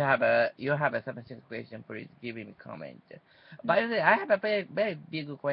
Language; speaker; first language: English; non-native, learner; Japanese